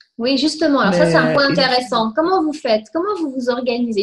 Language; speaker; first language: French; native; French